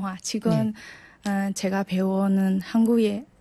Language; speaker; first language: Korean; non-native, fluent; Burmese